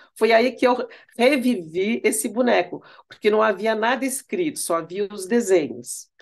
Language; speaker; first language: Portuguese; early bilingual, other home language; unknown